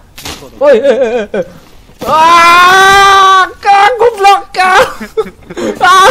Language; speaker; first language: Japanese; non-native, learner; Indonesian